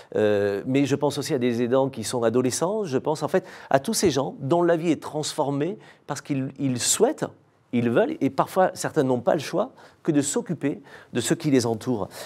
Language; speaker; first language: French; native; French